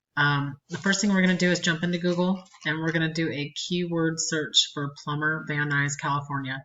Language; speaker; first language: English; native; English